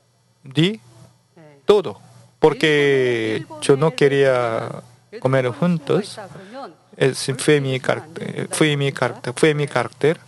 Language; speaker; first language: Spanish; non-native, learner; Korean